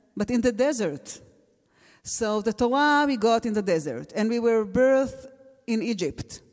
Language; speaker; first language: English; non-native, fluent; Hebrew